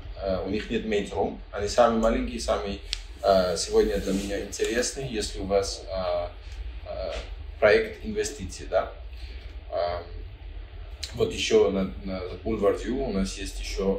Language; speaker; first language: Russian; non-native, fluent; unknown